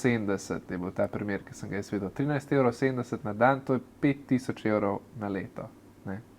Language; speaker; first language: Slovenian; native; Slovenian